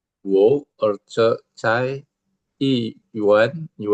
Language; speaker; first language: Chinese; non-native, learner; Indonesian